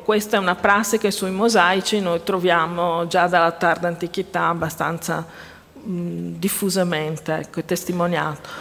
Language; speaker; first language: Italian; native; Italian